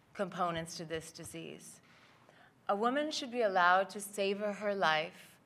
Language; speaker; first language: English; native; English